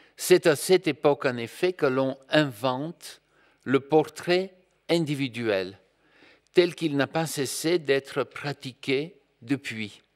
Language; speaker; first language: French; non-native, fluent; Bulgarian